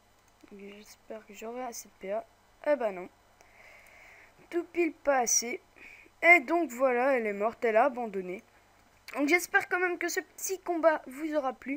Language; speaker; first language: French; native; French